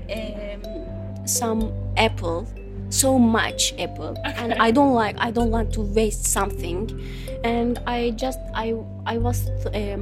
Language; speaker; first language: English; non-native, learner; Turkish